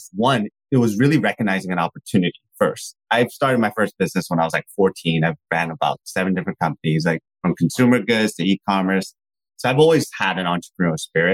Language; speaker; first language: English; native; English